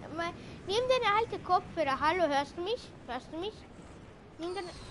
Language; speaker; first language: German; early bilingual, other home language; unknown